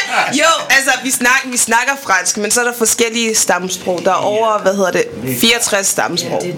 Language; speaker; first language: Danish; non-native, fluent; French